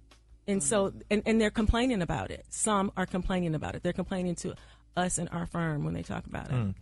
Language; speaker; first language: English; native; English